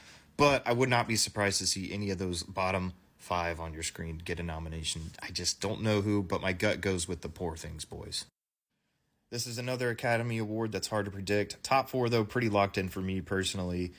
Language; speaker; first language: English; native; English